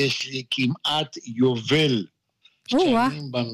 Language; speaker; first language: Hebrew; non-native, fluent; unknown